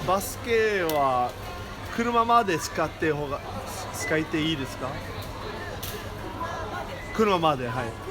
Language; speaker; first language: Japanese; non-native, learner; English